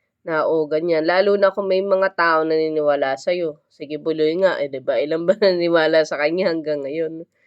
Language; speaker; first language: Filipino; native; Filipino